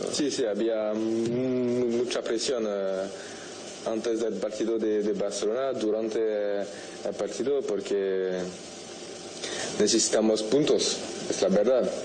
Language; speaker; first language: Spanish; non-native, fluent; French